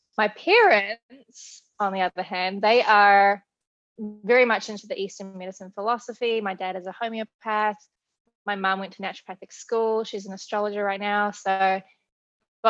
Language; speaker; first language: English; native; English